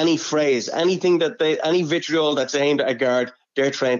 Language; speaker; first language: English; native; English